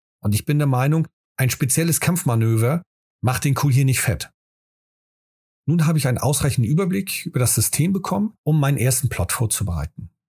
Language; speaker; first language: German; native; German